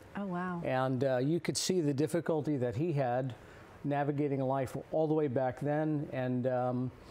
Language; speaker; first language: English; native; English